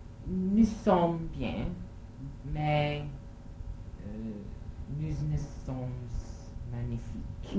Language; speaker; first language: French; non-native, learner; English